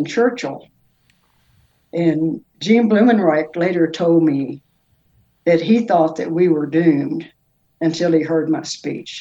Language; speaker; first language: English; native; English